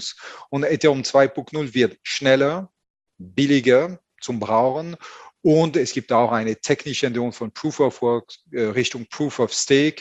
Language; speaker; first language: German; non-native, fluent; French